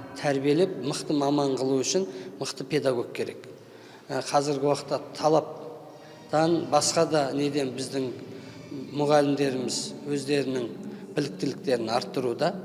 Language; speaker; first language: Kazakh; native; Kazakh